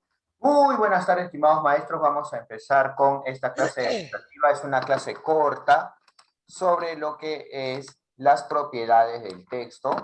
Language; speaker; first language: Spanish; native; Spanish